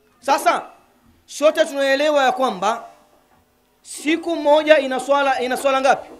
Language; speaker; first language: Swahili; native; Swahili